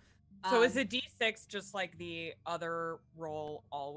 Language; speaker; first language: English; native; English